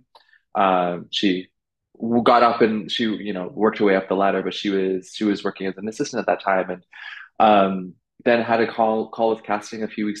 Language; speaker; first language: English; native; English